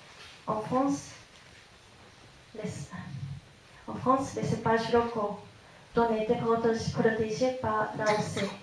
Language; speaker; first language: French; non-native, fluent; Japanese